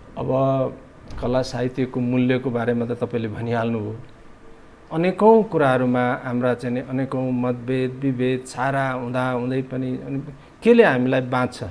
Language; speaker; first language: Nepali; non-native, local second language; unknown